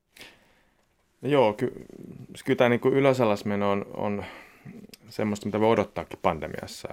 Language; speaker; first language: Finnish; native; Finnish